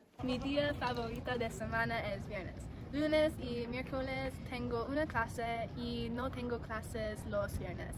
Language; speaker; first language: Spanish; non-native, learner; English